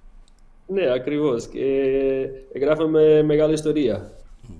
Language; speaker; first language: Greek; non-native, learner; Portuguese